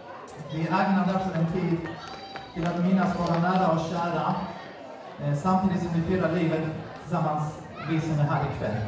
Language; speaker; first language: Swedish; early bilingual, other home language; Assyrian Neo-Aramaic